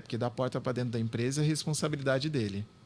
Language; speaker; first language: Portuguese; native; Portuguese